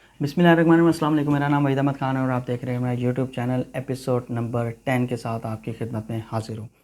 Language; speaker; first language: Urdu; non-native, local second language; Punjabi